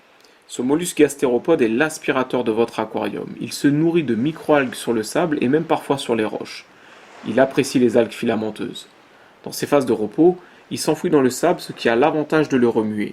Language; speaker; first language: French; native; French